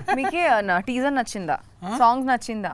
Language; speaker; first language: Telugu; non-native, learner; Bangla